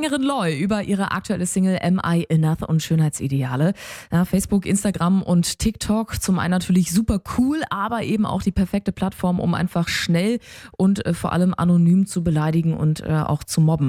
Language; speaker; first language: German; native; German